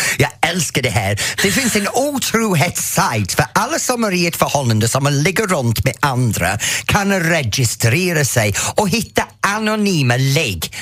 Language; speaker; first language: Swedish; non-native, fluent; English